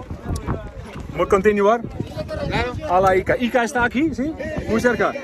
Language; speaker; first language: Spanish; non-native, learner; Dutch